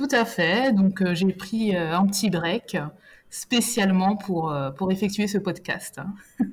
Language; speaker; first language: French; native; French